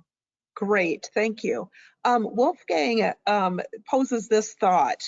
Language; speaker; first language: English; native; English